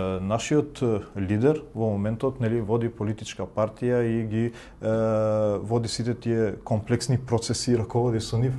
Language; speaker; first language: Macedonian; non-native, local second language; Albanian